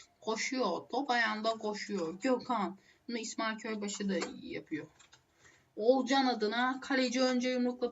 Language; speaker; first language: Turkish; native; Turkish